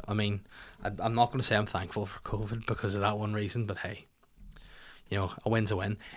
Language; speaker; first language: English; native; English